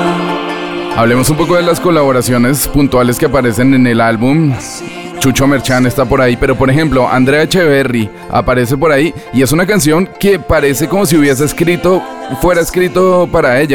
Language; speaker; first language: Spanish; native; Spanish